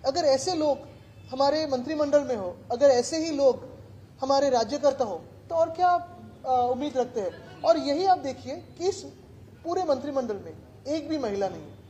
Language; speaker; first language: Hindi; non-native, local second language; Marathi